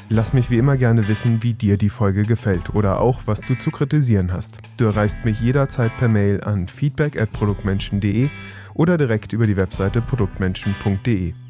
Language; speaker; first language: German; early bilingual, other home language; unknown